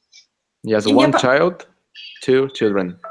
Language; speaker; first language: English; non-native, fluent; Russian